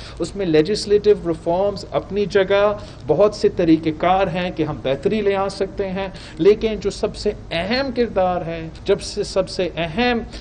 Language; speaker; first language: Urdu; native; Urdu